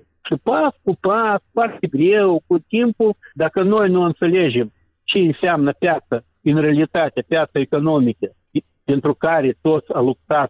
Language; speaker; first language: Romanian; non-native, local second language; Russian